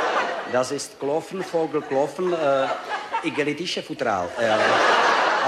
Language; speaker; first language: German; non-native, learner; Czech